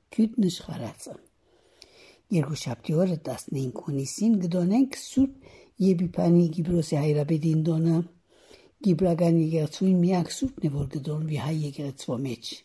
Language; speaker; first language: Armenian; native; Armenian